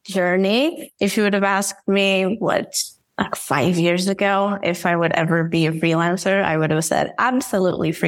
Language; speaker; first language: English; non-native, fluent; Portuguese